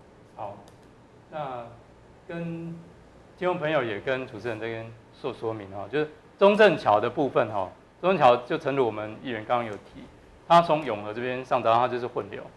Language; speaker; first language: Chinese; native; Chinese